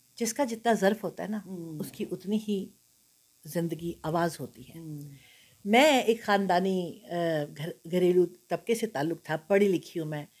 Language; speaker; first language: Urdu; non-native, local second language; Punjabi